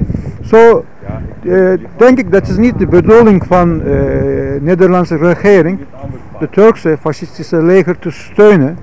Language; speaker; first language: Dutch; non-native, fluent; Turkish